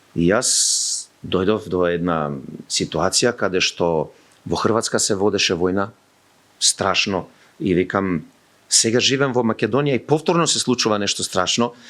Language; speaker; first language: Macedonian; early bilingual, heritage; Macedonian